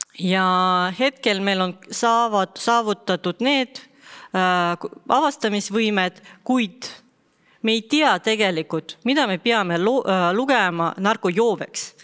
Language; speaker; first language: Estonian; non-native, local second language; Russian